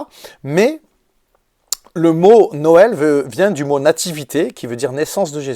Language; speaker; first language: French; native; French